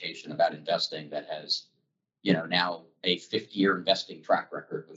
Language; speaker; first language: English; native; English